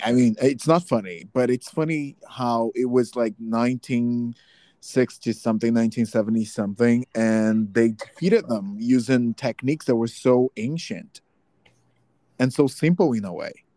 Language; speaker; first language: English; non-native, fluent; Portuguese